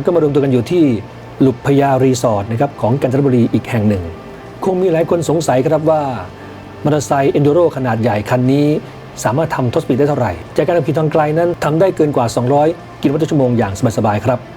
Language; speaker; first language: Thai; native; Thai